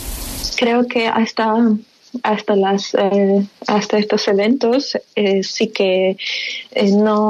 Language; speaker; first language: Spanish; non-native, fluent; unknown